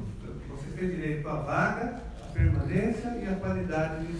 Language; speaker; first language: Portuguese; native; Portuguese